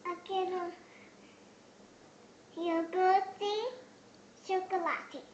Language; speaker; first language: Portuguese; early bilingual, heritage; Portuguese